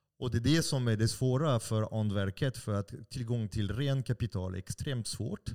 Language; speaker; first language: Swedish; non-native, fluent; French